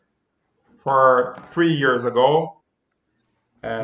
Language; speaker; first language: English; non-native, learner; Portuguese